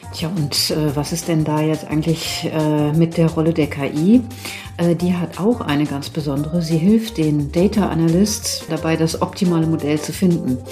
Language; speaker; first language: German; native; German